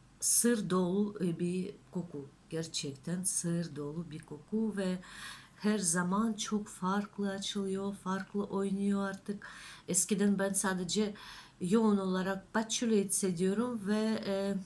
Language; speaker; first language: Turkish; non-native, learner; Russian